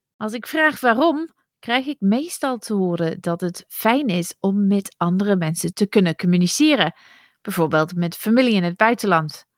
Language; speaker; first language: Dutch; non-native, fluent; English